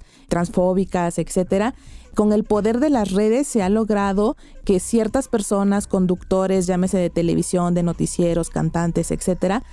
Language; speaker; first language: Spanish; native; Spanish